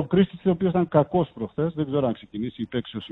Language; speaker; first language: Greek; native; Greek